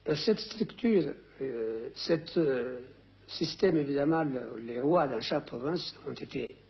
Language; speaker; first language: French; non-native, fluent; Amharic